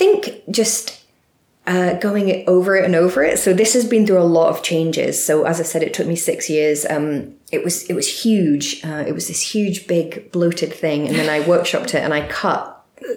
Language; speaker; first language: English; native; English